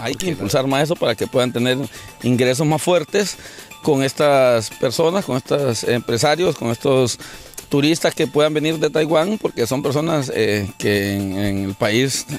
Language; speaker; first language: Spanish; native; Spanish